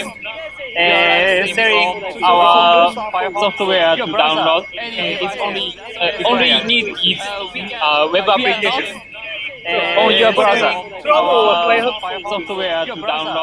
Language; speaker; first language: English; non-native, learner; Japanese